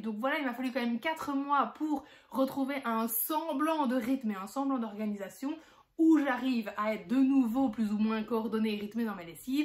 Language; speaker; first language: French; native; French